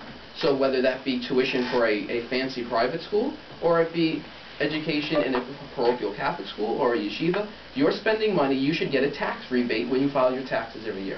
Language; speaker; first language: English; native; English